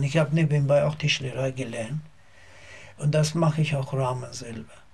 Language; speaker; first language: German; non-native, learner; Azerbaijani